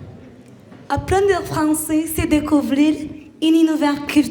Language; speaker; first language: French; non-native, learner; Kinyarwanda